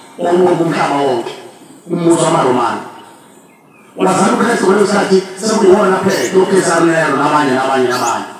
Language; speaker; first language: Zulu; native; Zulu